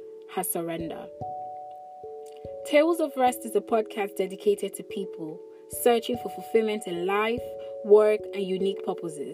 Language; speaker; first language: English; non-native, local second language; Igbo